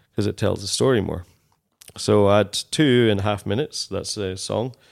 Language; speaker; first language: English; native; English